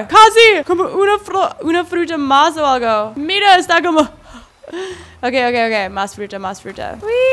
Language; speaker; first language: Spanish; non-native, learner; English